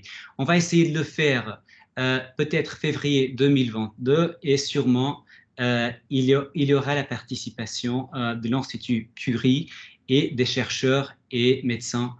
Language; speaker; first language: French; non-native, fluent; Portuguese